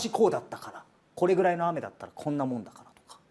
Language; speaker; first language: Japanese; native; Japanese